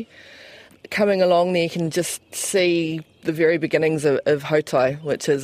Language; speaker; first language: English; native; English